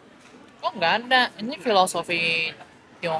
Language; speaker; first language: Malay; non-native, fluent; Chinese